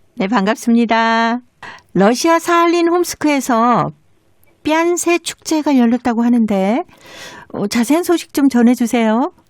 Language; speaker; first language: Korean; native; Korean